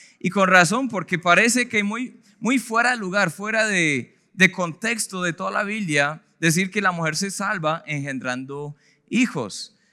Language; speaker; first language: Spanish; non-native, fluent; English